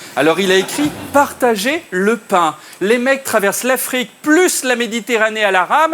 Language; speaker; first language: French; native; French